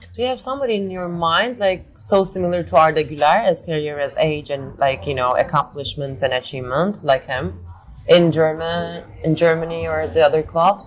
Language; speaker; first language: English; non-native, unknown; Turkish